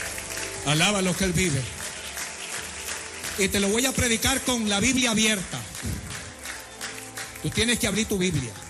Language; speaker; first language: Spanish; native; Spanish